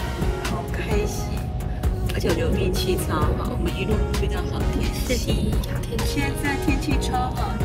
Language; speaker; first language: Chinese; native; Chinese